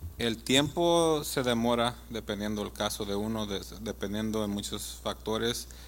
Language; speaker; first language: Spanish; early bilingual, heritage; Spanish